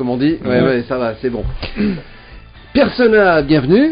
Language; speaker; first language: French; non-native, local second language; Arabic